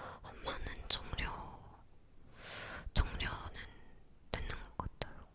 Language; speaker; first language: Korean; non-native, learner; English